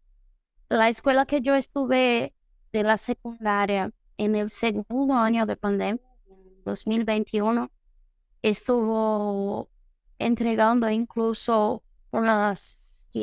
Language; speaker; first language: Spanish; non-native, fluent; Portuguese